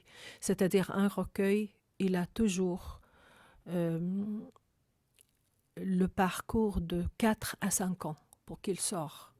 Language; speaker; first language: French; non-native, fluent; Arabic